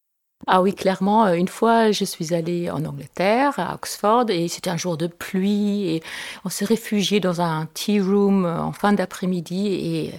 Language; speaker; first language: French; non-native, fluent; German